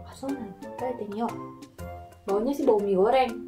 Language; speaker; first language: Japanese; non-native, local second language; Indonesian